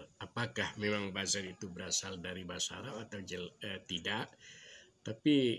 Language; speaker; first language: Indonesian; non-native, local second language; Minangkabau